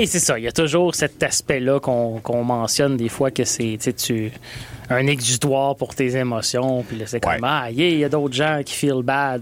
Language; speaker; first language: French; native; French